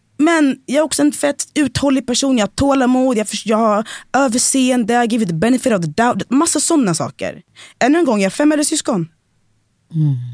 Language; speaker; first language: Swedish; native; Swedish